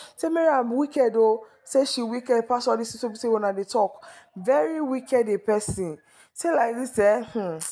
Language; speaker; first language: Nigerian Pidgin; non-native, local second language; Yoruba